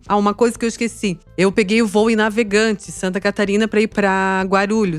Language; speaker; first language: Portuguese; native; Portuguese